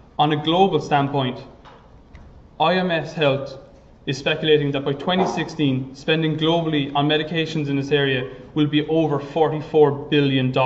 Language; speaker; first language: English; native; English